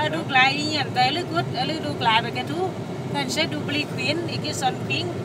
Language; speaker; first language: Norwegian; non-native, learner; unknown